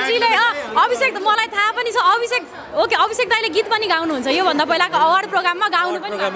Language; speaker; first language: Nepali; native; Nepali